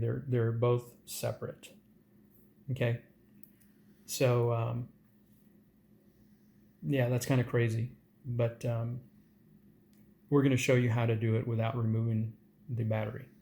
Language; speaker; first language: English; native; English